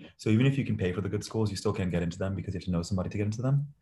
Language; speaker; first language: English; early bilingual, other home language; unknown